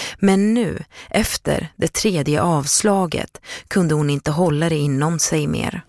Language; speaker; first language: Swedish; native; Swedish